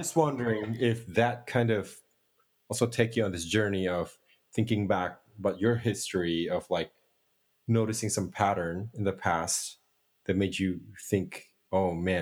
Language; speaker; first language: English; non-native, fluent; Indonesian